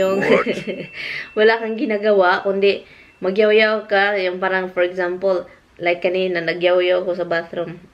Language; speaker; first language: Filipino; non-native, local second language; Cebuano